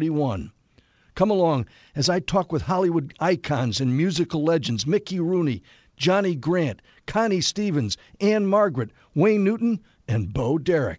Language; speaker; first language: English; native; English